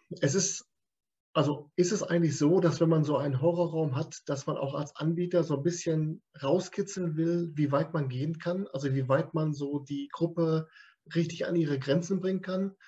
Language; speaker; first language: German; native; German